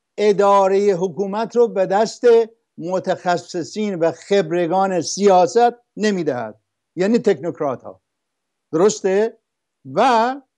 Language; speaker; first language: Persian; non-native, local second language; Arabic